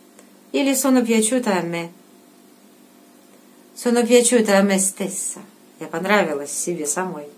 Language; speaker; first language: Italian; non-native, fluent; Russian